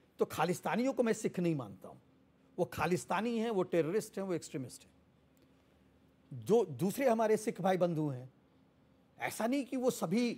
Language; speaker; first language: Hindi; native; Hindi